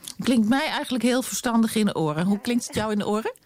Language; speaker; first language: Dutch; native; Dutch